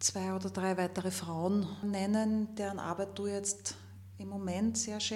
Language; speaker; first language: German; native; German